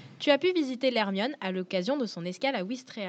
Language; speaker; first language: French; native; French